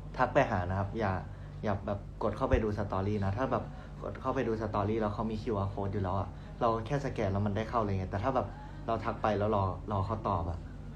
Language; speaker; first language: Thai; native; Thai